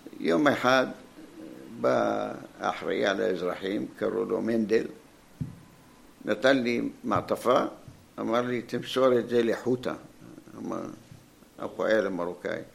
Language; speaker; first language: Hebrew; non-native, fluent; Arabic